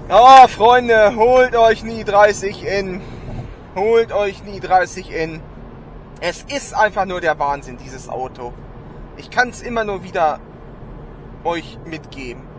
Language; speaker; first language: German; native; German